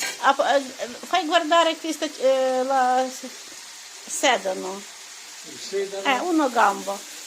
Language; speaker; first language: Italian; non-native, learner; Ukrainian